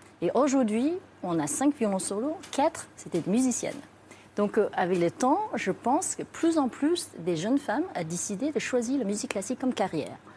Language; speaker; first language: French; non-native, fluent; Chinese